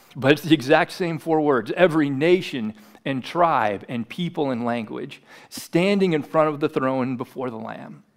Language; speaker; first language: English; native; English